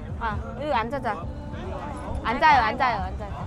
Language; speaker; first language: Korean; non-native, learner; Vietnamese